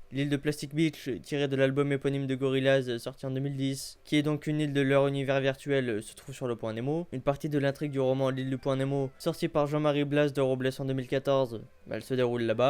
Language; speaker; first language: French; native; French